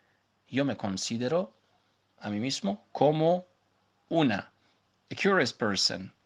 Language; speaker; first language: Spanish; non-native, fluent; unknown